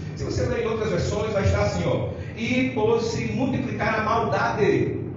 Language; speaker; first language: Portuguese; native; Portuguese